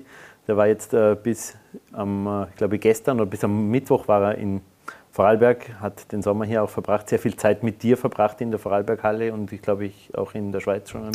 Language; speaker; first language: German; native; German